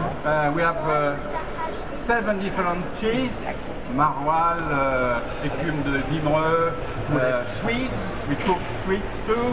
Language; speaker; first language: English; non-native, learner; French